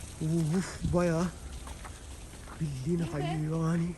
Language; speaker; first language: Turkish; native; Turkish